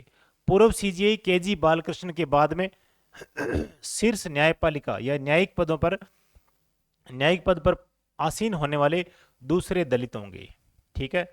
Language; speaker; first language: Hindi; native; Hindi